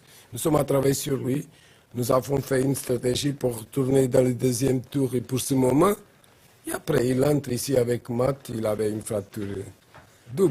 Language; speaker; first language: French; non-native, learner; Portuguese